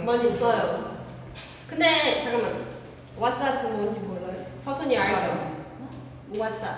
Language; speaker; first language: Korean; non-native, learner; Portuguese